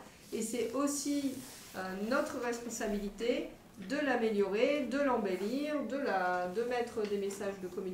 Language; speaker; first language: French; native; French